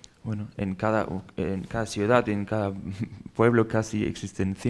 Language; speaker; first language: Spanish; non-native, fluent; German